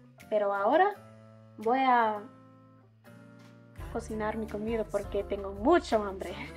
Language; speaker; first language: Spanish; non-native, learner; English